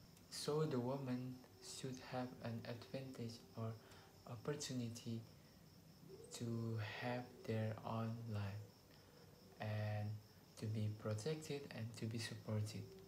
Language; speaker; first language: English; non-native, learner; Indonesian